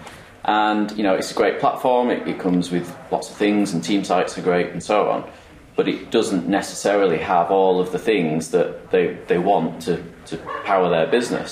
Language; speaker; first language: English; native; English